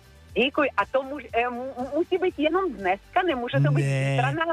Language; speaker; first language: Czech; non-native, fluent; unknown